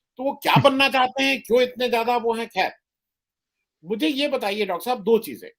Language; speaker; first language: Hindi; native; Hindi